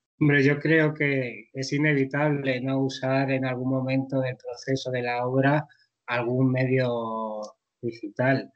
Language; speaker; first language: Spanish; native; Spanish